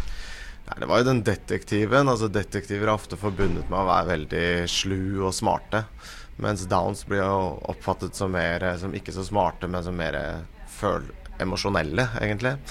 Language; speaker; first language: Norwegian; native; Norwegian